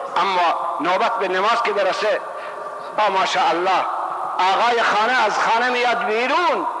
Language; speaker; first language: Persian; non-native, local second language; Baluchi